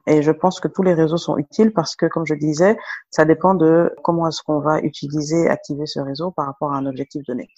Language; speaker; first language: French; non-native, local second language; Wolof